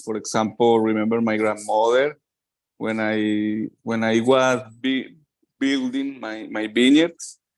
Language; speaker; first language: English; non-native, learner; Spanish